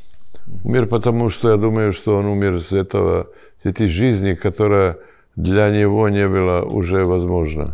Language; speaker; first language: Russian; non-native, learner; Serbian